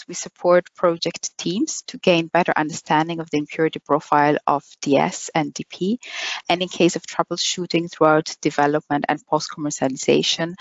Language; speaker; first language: English; non-native, fluent; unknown